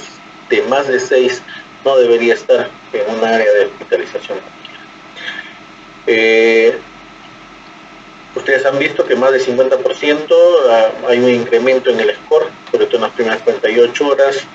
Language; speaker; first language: Spanish; native; Spanish